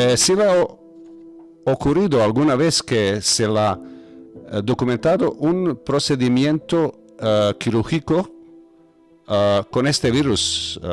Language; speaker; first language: Spanish; non-native, learner; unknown